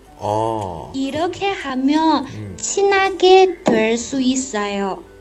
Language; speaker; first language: Korean; non-native, learner; Chinese